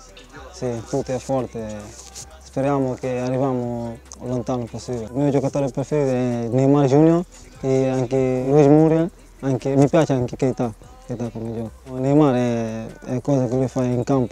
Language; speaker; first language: Italian; non-native, learner; Portuguese